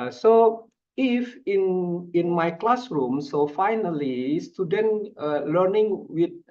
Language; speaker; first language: English; non-native, fluent; Indonesian